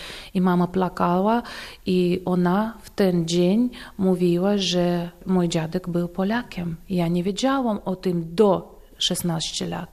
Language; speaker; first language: Polish; non-native, fluent; Russian